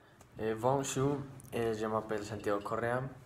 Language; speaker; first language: French; non-native, learner; Spanish